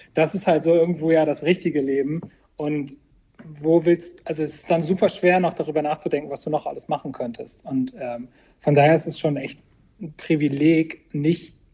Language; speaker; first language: German; native; German